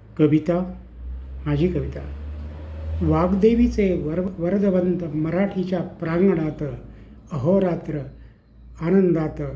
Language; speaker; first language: Marathi; native; Marathi